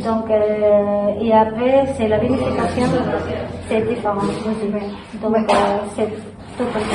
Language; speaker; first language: French; non-native, learner; Spanish